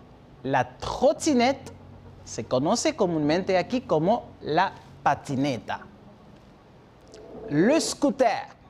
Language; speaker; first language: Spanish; non-native, fluent; French